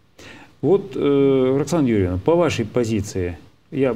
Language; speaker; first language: Russian; native; Russian